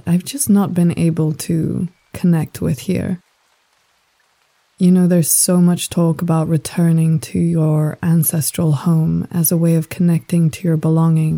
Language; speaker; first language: English; native; English